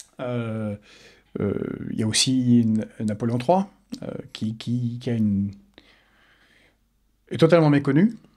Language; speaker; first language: French; native; French